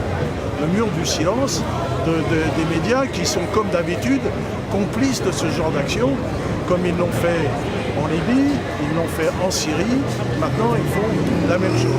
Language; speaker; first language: French; native; French